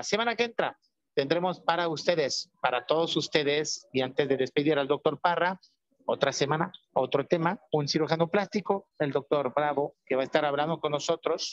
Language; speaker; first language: Spanish; native; Spanish